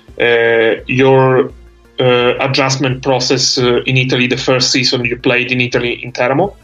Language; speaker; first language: English; non-native, fluent; Italian